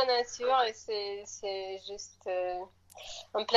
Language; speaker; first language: French; non-native, fluent; Russian